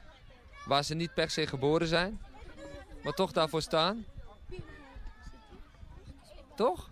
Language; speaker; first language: Dutch; native; Dutch